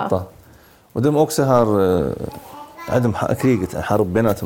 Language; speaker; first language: Swedish; non-native, learner; Arabic